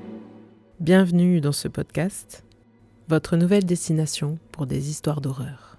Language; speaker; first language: French; native; French